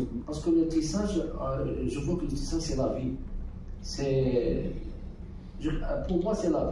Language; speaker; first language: French; non-native, local second language; Arabic